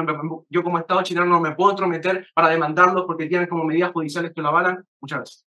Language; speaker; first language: Spanish; native; Spanish